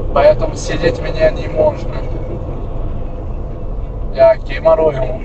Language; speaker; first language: Russian; non-native, learner; Uzbek